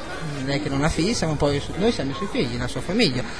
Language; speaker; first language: Italian; native; Italian